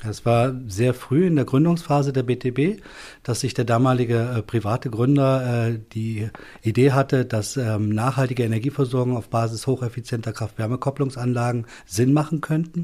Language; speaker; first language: German; native; German